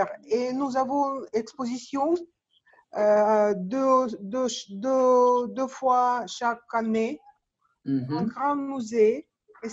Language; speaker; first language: French; non-native, learner; Russian